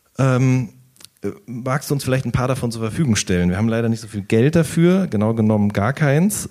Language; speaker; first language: German; native; German